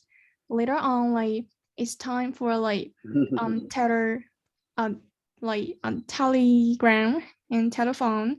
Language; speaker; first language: English; non-native, learner; Chinese